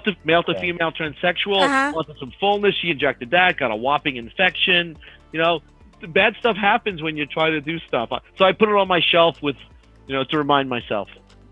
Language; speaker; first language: English; native; English